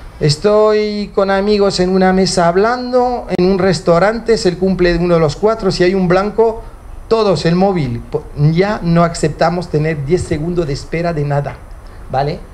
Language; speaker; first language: Spanish; early bilingual, heritage; Spanish